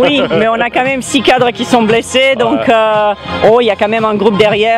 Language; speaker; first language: French; native; French